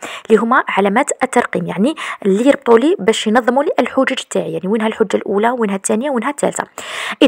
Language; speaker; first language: Arabic; native; Arabic